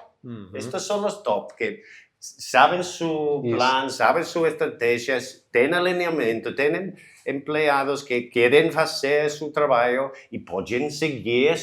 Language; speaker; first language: Portuguese; non-native, learner; English